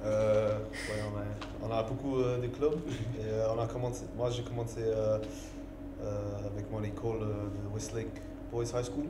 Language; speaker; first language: French; non-native, learner; English